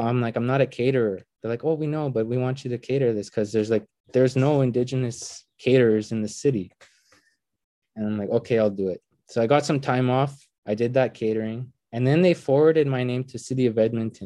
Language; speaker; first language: English; native; English